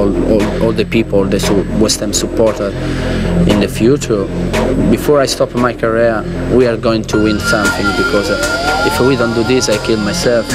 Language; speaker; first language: English; non-native, learner; Italian